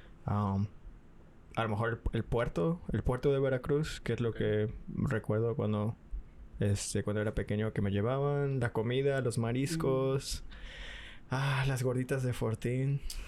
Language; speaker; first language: Spanish; early bilingual, heritage; Spanish